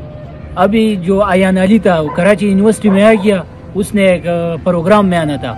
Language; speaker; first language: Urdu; non-native, local second language; Pashto